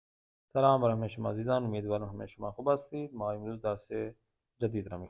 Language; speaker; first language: Persian; non-native, fluent; Urdu